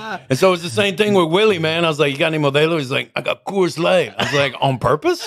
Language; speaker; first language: English; native; English